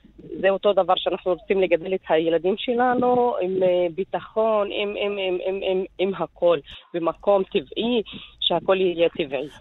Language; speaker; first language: Hebrew; non-native, local second language; Arabic